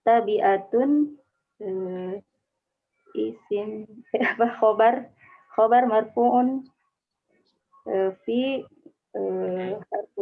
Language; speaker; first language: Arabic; non-native, learner; Indonesian